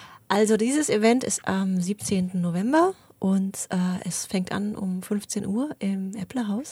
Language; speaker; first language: German; native; German